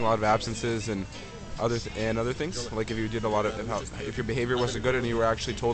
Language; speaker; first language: English; early bilingual, other home language; Serbian